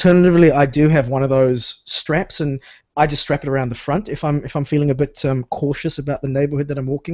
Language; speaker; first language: English; native; English